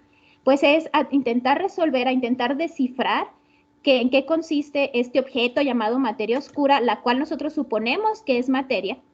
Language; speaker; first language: Spanish; native; Spanish